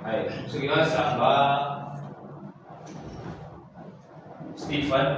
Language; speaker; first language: Indonesian; native; Indonesian